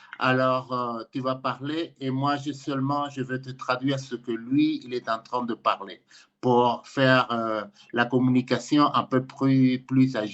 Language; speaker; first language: French; non-native, fluent; Spanish